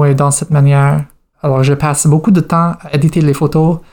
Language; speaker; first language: French; non-native, fluent; English